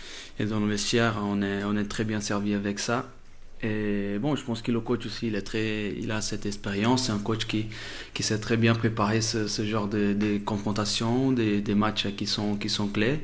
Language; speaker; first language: French; non-native, fluent; Portuguese